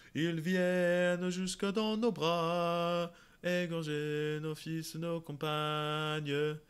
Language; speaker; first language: French; non-native, fluent; English